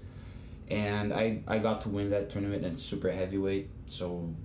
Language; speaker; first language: English; non-native, fluent; Portuguese